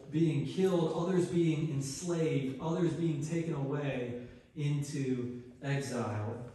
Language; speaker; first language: English; native; English